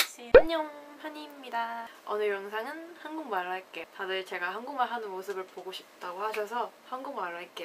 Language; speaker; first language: Korean; non-native, fluent; Chinese